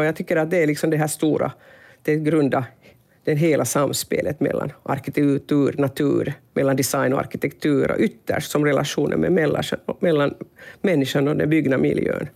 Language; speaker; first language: Swedish; non-native, local second language; Finnish